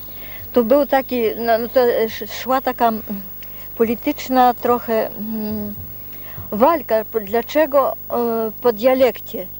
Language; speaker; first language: Polish; non-native, local second language; Rusyn